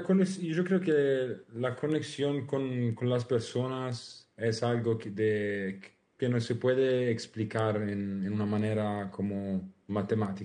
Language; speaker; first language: Spanish; non-native, learner; Italian